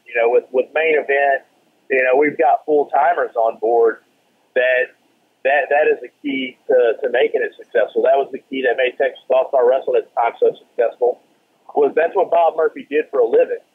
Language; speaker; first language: English; native; English